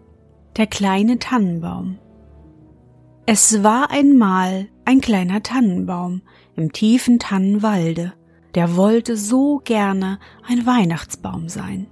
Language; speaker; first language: German; native; German